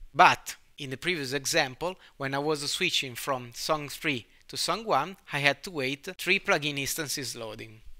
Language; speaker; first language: English; non-native, fluent; Italian